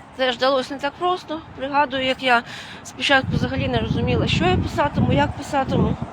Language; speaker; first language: Ukrainian; non-native, fluent; Latvian